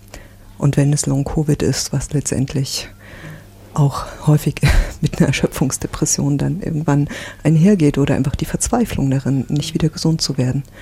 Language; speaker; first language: German; native; German